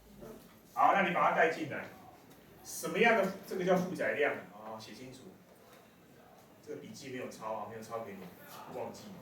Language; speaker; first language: Chinese; native; Chinese